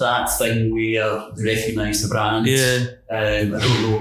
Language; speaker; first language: English; native; English